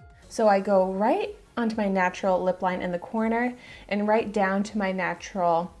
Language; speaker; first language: English; native; English